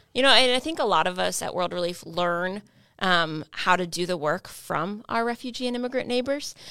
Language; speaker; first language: English; native; English